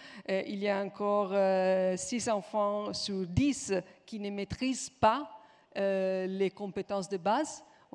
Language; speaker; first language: French; non-native, fluent; Italian